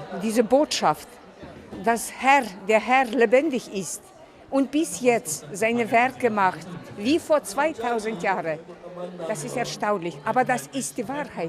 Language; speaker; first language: German; non-native, fluent; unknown